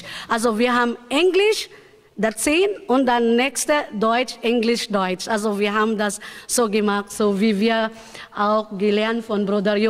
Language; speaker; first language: German; non-native, learner; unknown